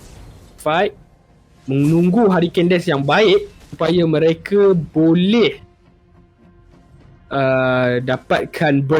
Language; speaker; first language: Malay; native; Malay